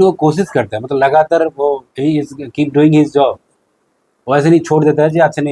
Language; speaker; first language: Hindi; non-native, local second language; Bangla